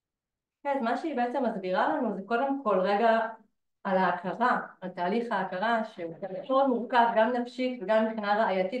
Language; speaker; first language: Hebrew; native; Hebrew